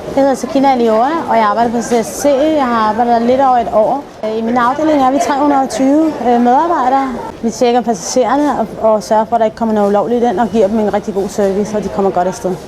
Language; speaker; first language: Danish; early bilingual, other home language; Arabic